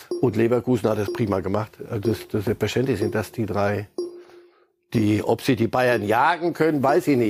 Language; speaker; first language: German; native; German